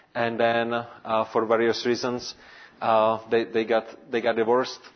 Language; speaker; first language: English; non-native, fluent; Czech